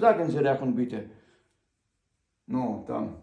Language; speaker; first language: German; non-native, learner; Ukrainian